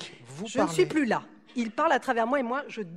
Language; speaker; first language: French; native; French